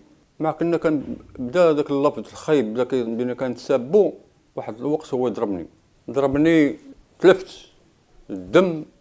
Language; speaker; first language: Arabic; native; Arabic